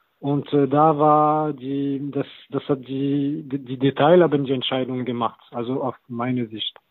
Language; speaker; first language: German; non-native, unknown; French